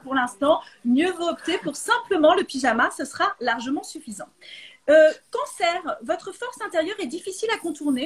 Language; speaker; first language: French; native; French